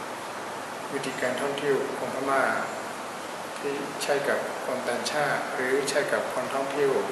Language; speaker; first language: Thai; non-native, fluent; Burmese